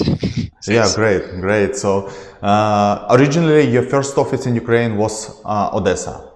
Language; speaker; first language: English; non-native, learner; Ukrainian